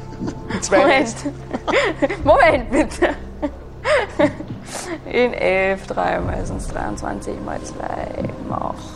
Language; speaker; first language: German; native; German